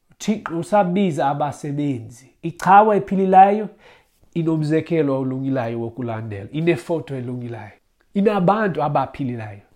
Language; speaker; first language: Xhosa; native; Xhosa